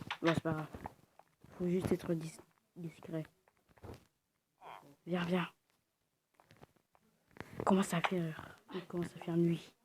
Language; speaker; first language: French; native; French